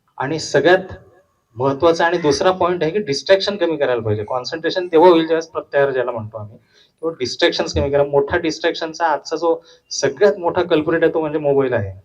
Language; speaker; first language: Marathi; non-native, local second language; Hindi